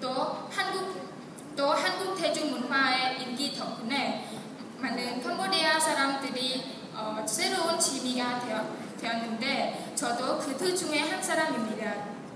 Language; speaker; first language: Korean; non-native, learner; Khmer